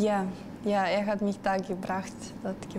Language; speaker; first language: German; non-native, learner; Russian